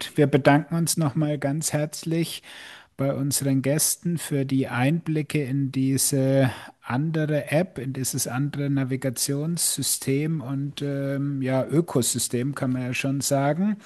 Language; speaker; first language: German; native; German